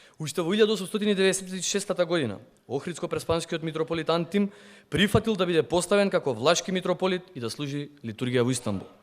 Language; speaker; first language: Macedonian; non-native, local second language; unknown